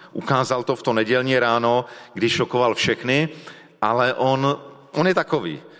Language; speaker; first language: Czech; native; Czech